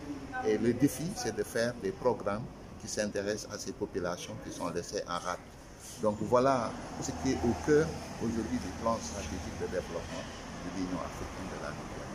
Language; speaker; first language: French; non-native, local second language; Wolof